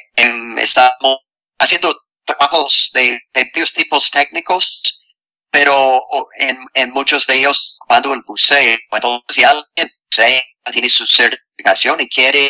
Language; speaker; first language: Spanish; non-native, fluent; English